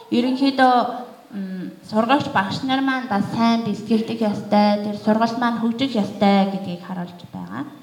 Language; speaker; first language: Mongolian; native; Mongolian